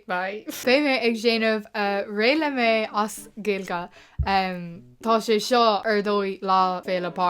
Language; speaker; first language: Irish; non-native, local second language; English